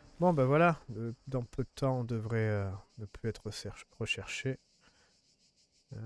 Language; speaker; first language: French; native; French